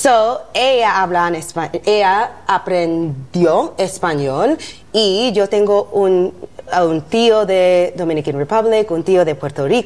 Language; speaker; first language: Spanish; non-native, learner; English